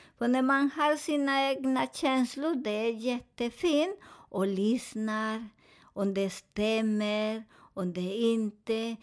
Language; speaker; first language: Swedish; non-native, fluent; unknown